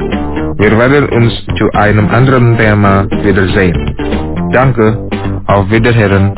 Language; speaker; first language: German; non-native, fluent; Indonesian